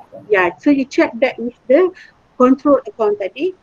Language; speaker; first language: English; non-native, local second language; Malay